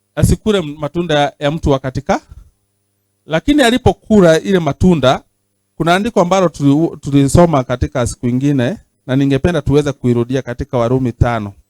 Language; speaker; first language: Swahili; non-native, local second language; Kikuyu